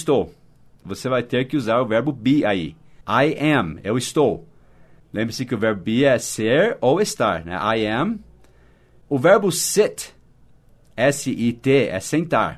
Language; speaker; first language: Portuguese; non-native, fluent; English